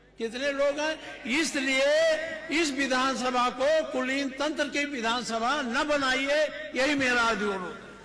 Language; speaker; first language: Hindi; native; Hindi